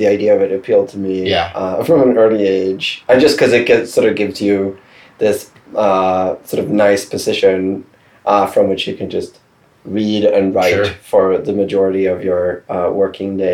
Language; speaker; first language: English; non-native, fluent; Swedish